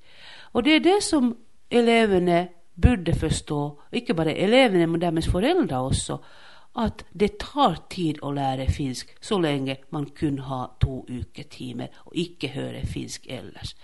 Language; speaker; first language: Swedish; non-native, local second language; Finnish